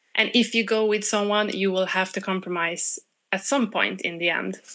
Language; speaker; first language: English; non-native, fluent; Swedish